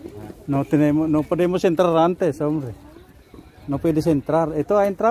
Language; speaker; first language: Spanish; non-native, learner; Filipino